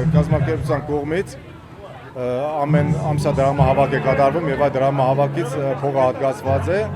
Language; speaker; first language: Armenian; native; Armenian